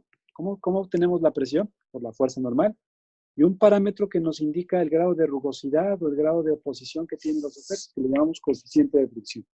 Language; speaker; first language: Spanish; native; Spanish